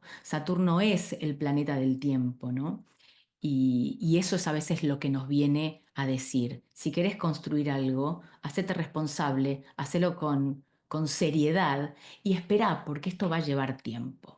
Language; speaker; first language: Spanish; native; Spanish